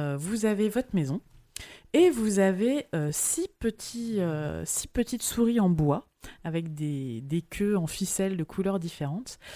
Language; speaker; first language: French; native; French